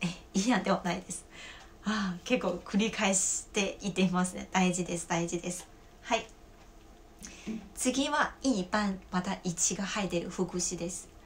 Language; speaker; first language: Japanese; non-native, fluent; Chinese